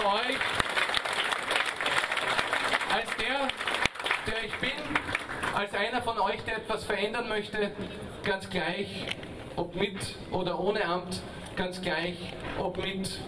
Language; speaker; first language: German; native; German